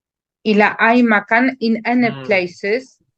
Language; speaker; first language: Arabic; non-native, learner; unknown